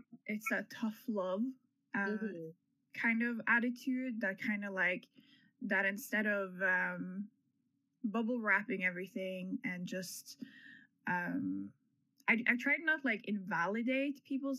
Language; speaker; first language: English; non-native, fluent; Norwegian